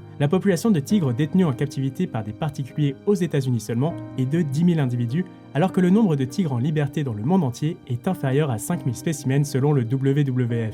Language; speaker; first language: French; native; French